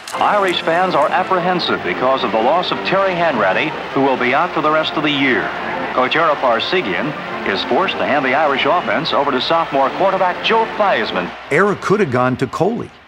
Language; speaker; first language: English; native; English